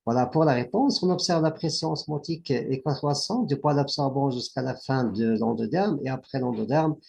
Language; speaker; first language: French; non-native, local second language; Arabic